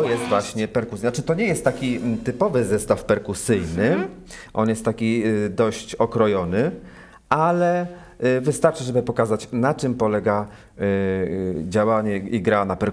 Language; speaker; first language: Polish; native; Polish